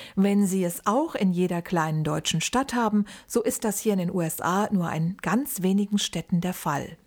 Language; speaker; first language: German; native; German